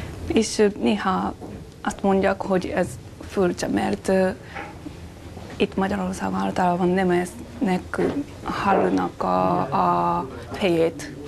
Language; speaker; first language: Hungarian; non-native, fluent; Japanese